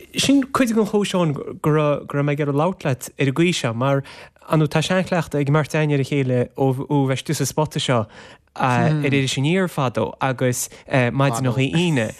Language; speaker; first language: Irish; native; Irish